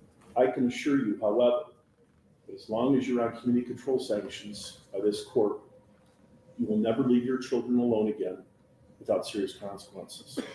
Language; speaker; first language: English; native; English